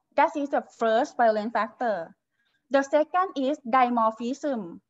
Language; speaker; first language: English; non-native, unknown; Thai